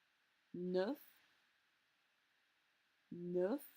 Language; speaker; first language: French; non-native, fluent; English